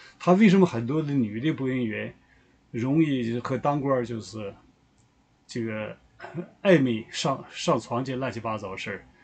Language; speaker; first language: Chinese; native; Chinese